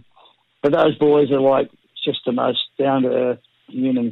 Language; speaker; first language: English; native; English